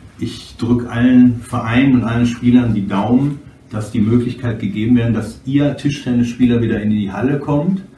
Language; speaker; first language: German; native; German